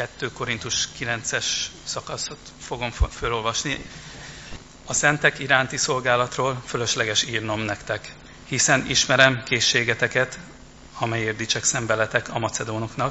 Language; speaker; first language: Hungarian; native; Hungarian